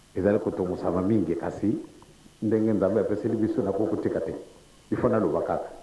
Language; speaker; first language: Lingala; non-native, local second language; Kongo